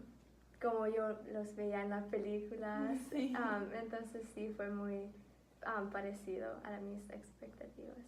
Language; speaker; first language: Spanish; early bilingual, heritage; Spanish